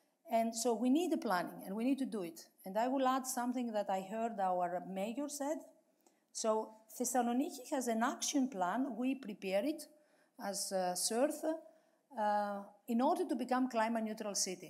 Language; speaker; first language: English; non-native, fluent; Greek